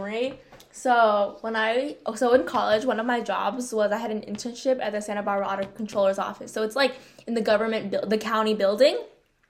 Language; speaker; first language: English; early bilingual, other home language; Vietnamese